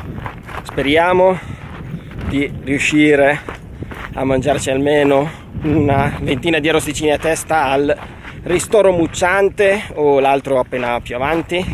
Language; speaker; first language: Italian; native; Italian